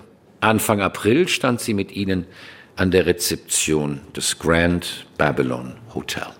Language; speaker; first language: German; native; German